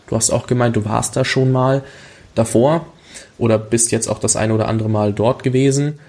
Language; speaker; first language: German; native; German